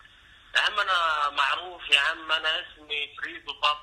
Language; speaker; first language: Arabic; native; Arabic